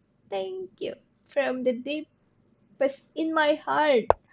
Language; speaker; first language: English; non-native, fluent; Indonesian